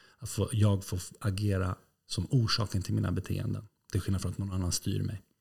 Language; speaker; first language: Swedish; native; Swedish